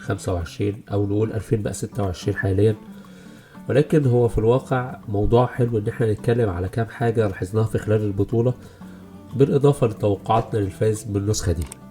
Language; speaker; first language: Arabic; native; Arabic